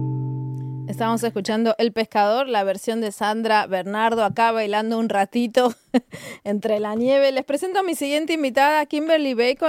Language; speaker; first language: Spanish; native; Spanish